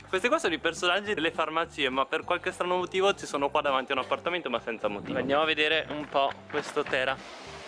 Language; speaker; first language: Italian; native; Italian